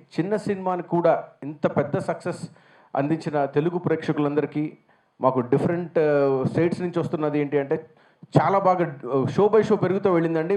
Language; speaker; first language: Telugu; native; Telugu